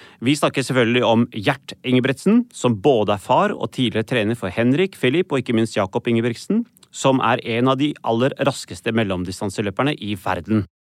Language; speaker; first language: Norwegian; early bilingual, other home language; Urdu